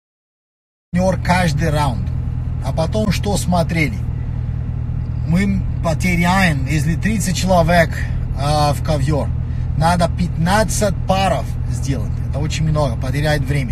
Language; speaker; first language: Russian; non-native, learner; Portuguese